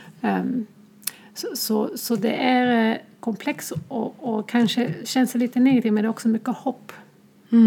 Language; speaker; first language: Swedish; non-native, fluent; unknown